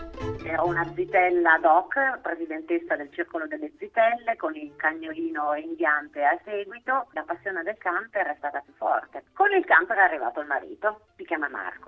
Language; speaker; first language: Italian; native; Italian